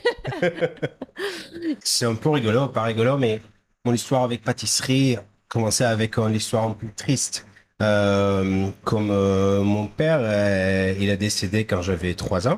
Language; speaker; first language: French; non-native, fluent; Hebrew